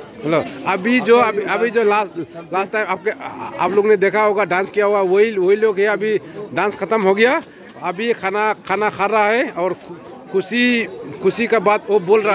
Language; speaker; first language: Hindi; non-native, local second language; Rongmei Naga